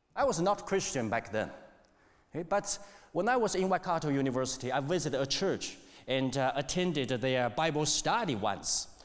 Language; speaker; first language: English; non-native, fluent; Chinese